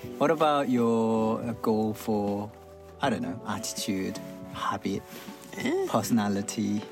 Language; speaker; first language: English; non-native, fluent; Korean